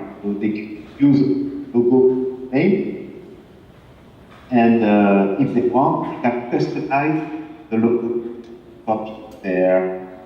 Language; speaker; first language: English; non-native, fluent; French